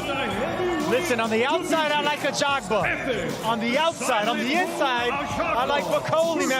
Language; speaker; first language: English; native; English